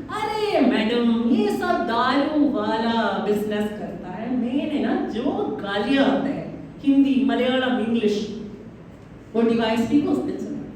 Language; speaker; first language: Hindi; non-native, local second language; Malayalam